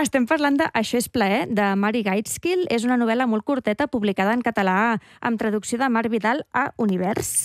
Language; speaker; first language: Catalan; native; Catalan